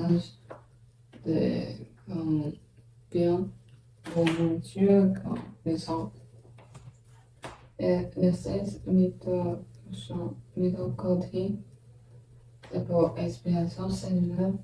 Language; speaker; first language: French; non-native, learner; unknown